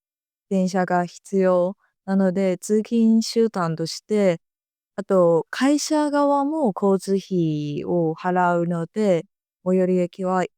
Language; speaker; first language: Japanese; non-native, fluent; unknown